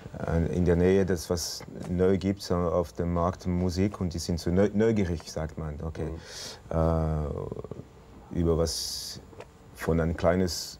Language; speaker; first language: German; non-native, local second language; French